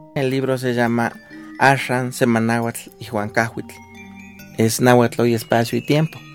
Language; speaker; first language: Spanish; non-native, local second language; Nahuatl languages